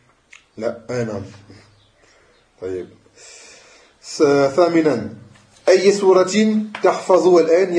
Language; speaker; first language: Arabic; non-native, fluent; French